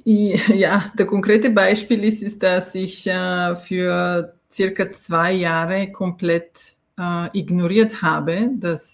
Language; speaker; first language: German; non-native, fluent; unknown